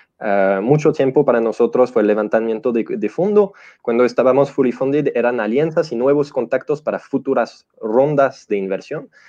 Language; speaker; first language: Spanish; non-native, fluent; French